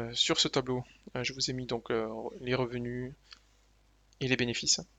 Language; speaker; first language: French; native; French